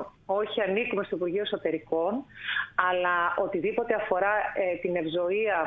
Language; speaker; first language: Greek; native; Greek